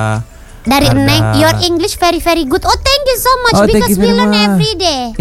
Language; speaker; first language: English; non-native, learner; Indonesian